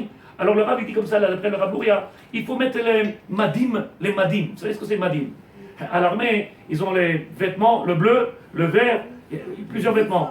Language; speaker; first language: French; native; French